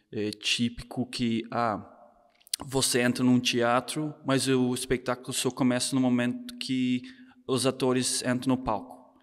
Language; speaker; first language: Portuguese; non-native, fluent; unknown